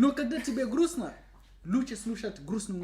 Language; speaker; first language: Russian; non-native, learner; English